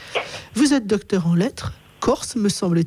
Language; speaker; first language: French; native; French